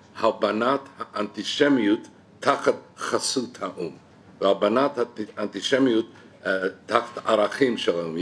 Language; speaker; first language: Hebrew; non-native, fluent; English